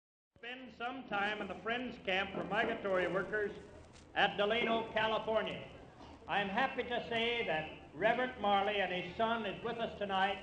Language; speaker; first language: English; native; English